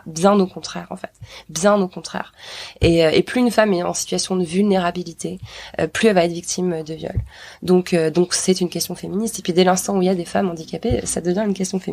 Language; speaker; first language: French; native; French